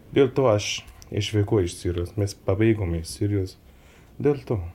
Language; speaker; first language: Lithuanian; non-native, learner; Arabic